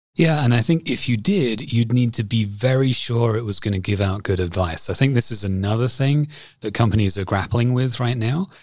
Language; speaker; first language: English; native; English